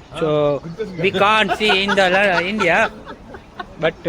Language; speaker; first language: English; non-native, learner; Gujarati